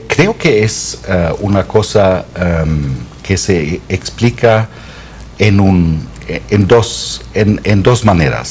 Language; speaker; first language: Spanish; non-native, fluent; German